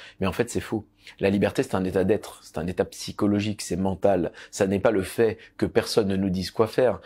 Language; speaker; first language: French; native; French